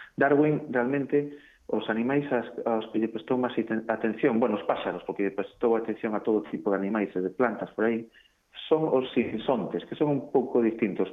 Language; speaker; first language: Galician; native; Galician